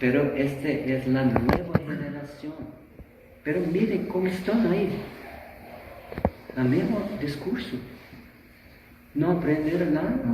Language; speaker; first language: Spanish; non-native, fluent; Portuguese